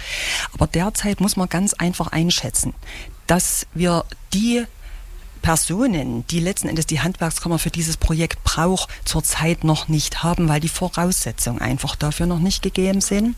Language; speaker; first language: German; native; German